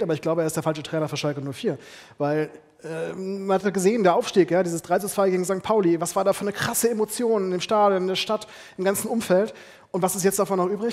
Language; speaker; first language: German; native; German